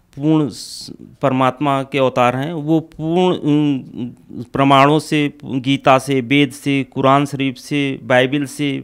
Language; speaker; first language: Hindi; native; Hindi